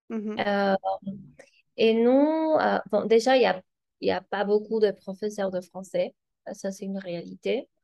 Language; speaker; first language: French; non-native, fluent; Spanish